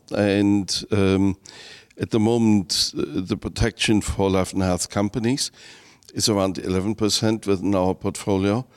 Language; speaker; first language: English; non-native, fluent; German